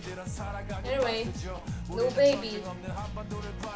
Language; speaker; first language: English; non-native, learner; Korean